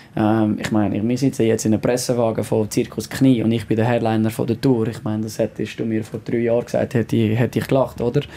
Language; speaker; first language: German; non-native, local second language; French